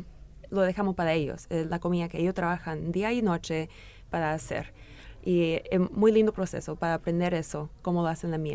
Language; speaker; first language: Spanish; early bilingual, heritage; English